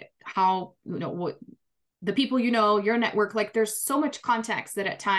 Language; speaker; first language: English; non-native, fluent; Portuguese